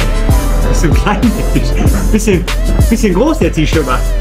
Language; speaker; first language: German; non-native, learner; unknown